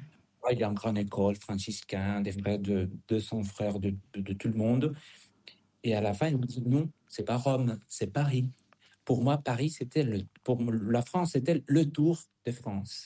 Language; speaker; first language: French; non-native, fluent; Spanish